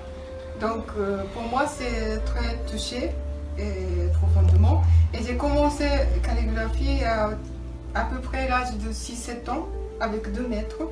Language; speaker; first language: French; non-native, learner; Japanese